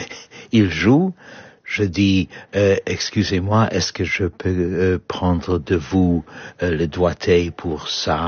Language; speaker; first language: French; non-native, fluent; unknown